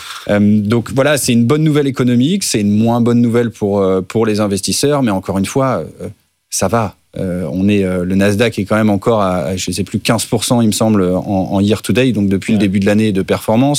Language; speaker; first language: French; native; French